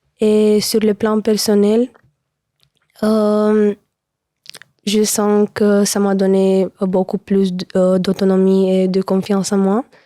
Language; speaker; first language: French; non-native, learner; Romanian